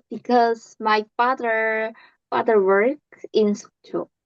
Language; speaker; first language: English; non-native, learner; Korean